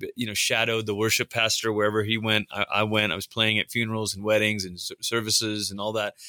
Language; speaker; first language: English; early bilingual, other home language; Tamil